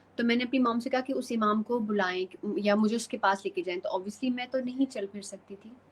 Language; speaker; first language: Urdu; native; Urdu